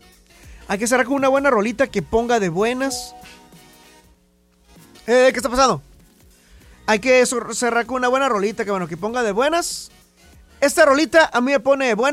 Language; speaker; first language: Spanish; native; Spanish